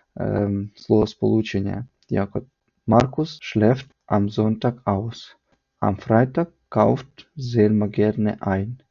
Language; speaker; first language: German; non-native, fluent; Ukrainian